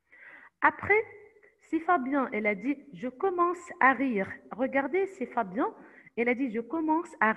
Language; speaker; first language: French; non-native, fluent; Arabic